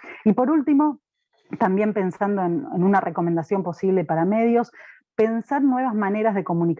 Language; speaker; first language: Spanish; native; Spanish